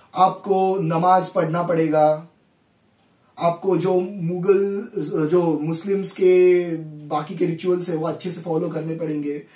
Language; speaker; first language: Hindi; non-native, local second language; Marathi